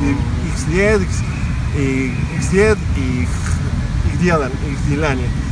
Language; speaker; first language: Russian; non-native, learner; Spanish